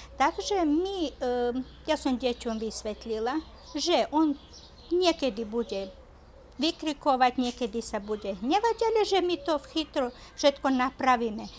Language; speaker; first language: Slovak; native; Slovak